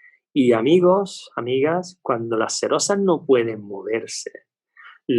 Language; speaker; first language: Spanish; native; Spanish